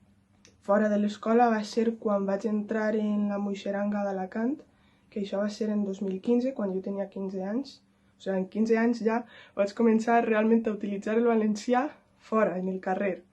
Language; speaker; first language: Catalan; non-native, local second language; Spanish